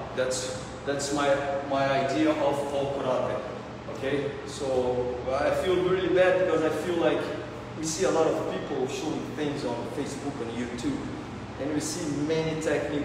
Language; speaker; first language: English; non-native, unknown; Portuguese